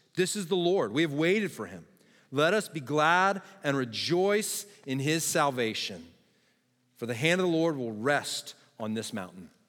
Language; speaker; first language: English; native; English